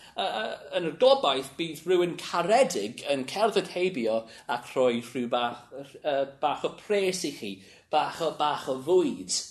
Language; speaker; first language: Welsh; non-native, local second language; English